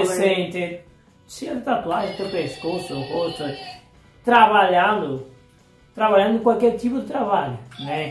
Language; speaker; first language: Portuguese; non-native, fluent; Spanish